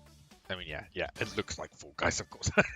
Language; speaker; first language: English; native; English